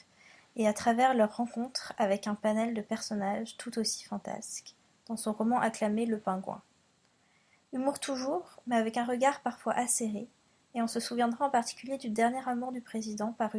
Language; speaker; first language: French; native; French